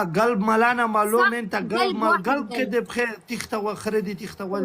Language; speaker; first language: Arabic; non-native, learner; Pashto